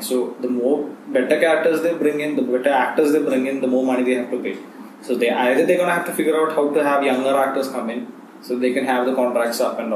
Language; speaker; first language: English; non-native, local second language; Malayalam